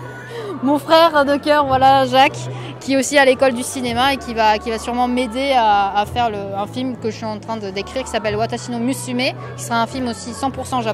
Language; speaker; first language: French; native; French